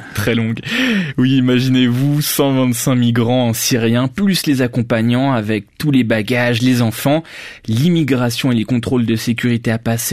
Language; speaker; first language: French; native; French